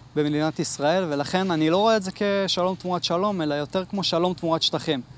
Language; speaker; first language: Hebrew; native; Hebrew